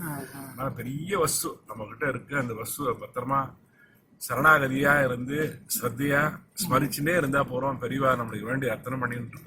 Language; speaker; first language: Tamil; native; Tamil